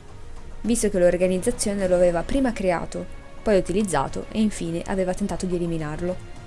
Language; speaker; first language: Italian; native; Italian